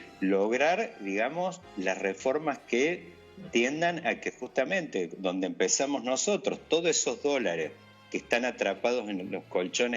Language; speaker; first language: Spanish; native; Spanish